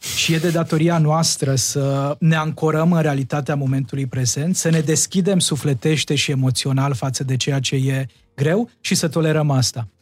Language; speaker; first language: Romanian; native; Romanian